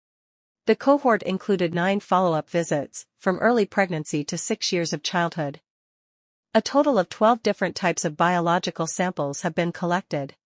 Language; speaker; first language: English; non-native, fluent; Chinese